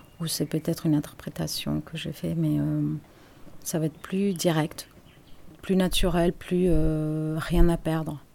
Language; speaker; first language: French; non-native, fluent; Spanish